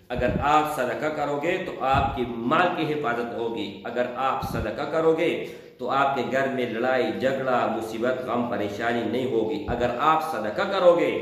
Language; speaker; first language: Urdu; non-native, local second language; Pashto